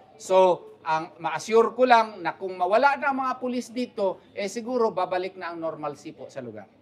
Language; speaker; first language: Filipino; non-native, local second language; Cebuano